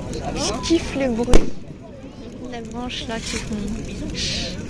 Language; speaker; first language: French; native; French